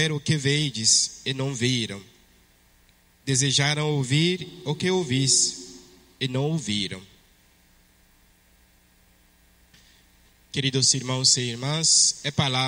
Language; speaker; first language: Portuguese; non-native, fluent; French